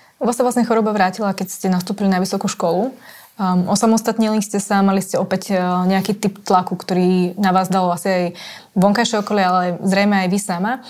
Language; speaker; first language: Slovak; native; Slovak